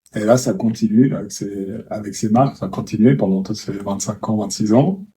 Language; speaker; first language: French; native; French